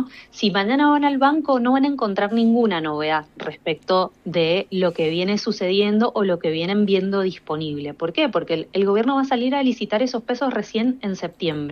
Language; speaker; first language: Spanish; native; Spanish